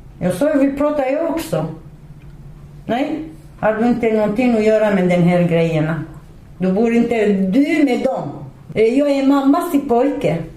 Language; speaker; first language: Swedish; non-native, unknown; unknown